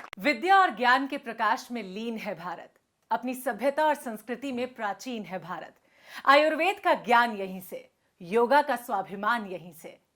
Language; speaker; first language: Hindi; native; Hindi